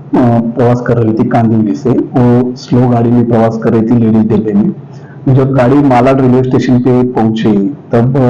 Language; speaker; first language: Hindi; non-native, local second language; Marathi